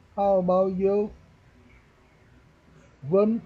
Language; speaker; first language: English; non-native, fluent; Vietnamese